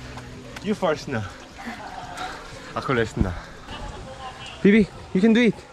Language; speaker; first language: English; non-native, learner; Korean